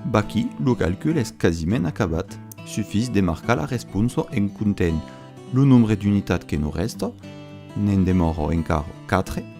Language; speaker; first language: Occitan; non-native, local second language; French